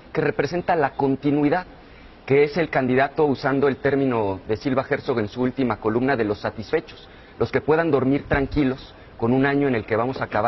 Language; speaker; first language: Spanish; native; Spanish